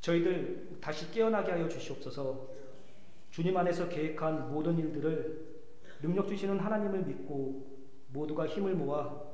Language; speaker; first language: Korean; native; Korean